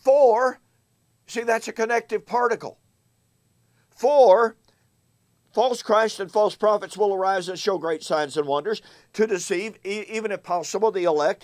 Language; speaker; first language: English; native; English